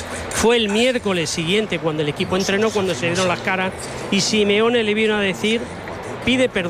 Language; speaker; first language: Spanish; native; Spanish